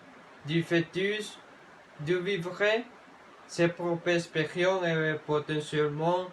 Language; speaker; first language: French; non-native, learner; Spanish